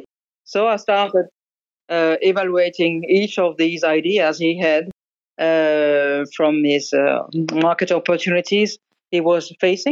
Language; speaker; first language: English; non-native, fluent; French